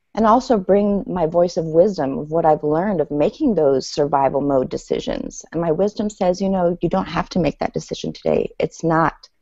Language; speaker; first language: English; early bilingual, other home language; Persian